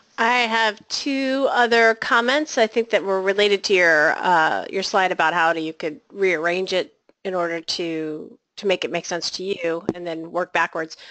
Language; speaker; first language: English; native; English